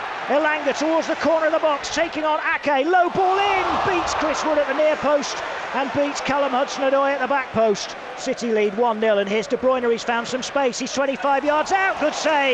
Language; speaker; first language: English; native; English